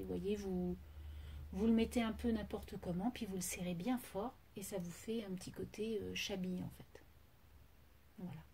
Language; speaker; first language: French; native; French